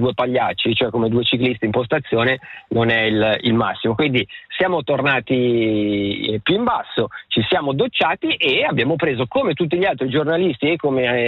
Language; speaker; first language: Italian; native; Italian